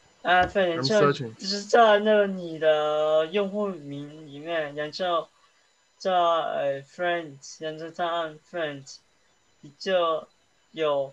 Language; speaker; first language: Chinese; early bilingual, heritage; Chinese